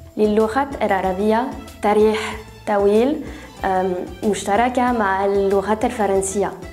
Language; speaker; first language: Arabic; non-native, learner; French